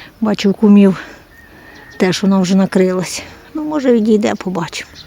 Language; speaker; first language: Ukrainian; native; Ukrainian